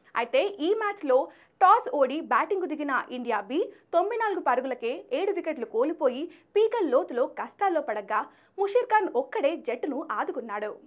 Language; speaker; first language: Telugu; native; Telugu